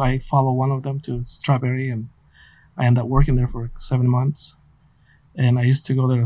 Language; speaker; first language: English; non-native, fluent; Spanish